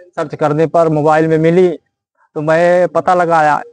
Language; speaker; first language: Hindi; native; Hindi